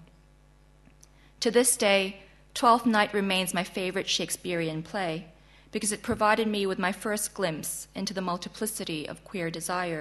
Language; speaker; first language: English; non-native, local second language; Chinese